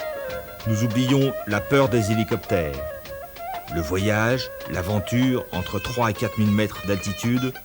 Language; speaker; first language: French; native; French